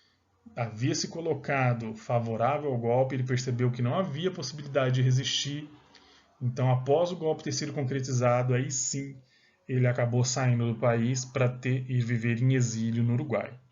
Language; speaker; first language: Portuguese; native; Portuguese